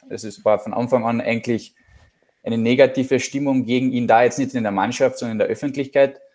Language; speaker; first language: German; native; German